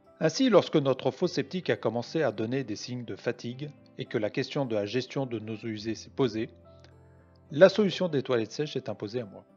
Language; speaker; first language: French; native; French